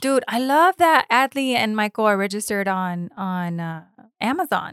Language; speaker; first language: English; early bilingual, other home language; Spanish